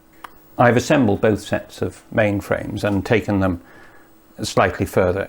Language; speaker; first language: English; native; English